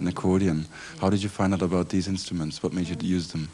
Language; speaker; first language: English; non-native, fluent; German